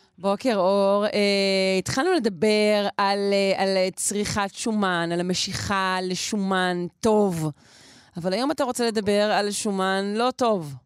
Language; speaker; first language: Hebrew; native; Hebrew